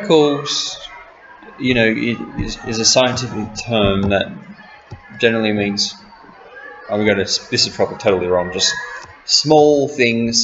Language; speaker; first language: English; native; English